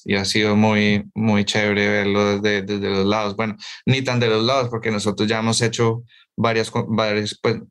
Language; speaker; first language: Spanish; native; Spanish